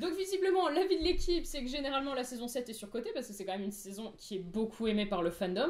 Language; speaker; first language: French; native; French